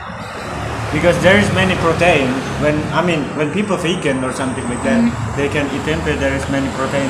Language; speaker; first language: English; non-native, learner; Indonesian